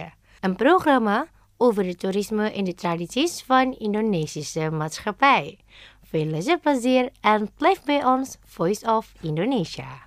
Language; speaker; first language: Dutch; non-native, fluent; Indonesian